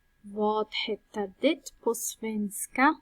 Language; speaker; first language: Swedish; non-native, fluent; Pashto